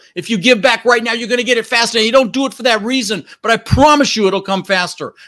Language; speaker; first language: English; early bilingual, other home language; Dutch